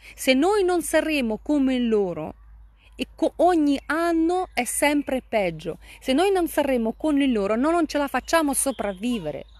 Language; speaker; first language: Italian; non-native, fluent; Russian